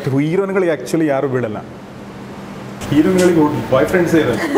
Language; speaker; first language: Kannada; native; Kannada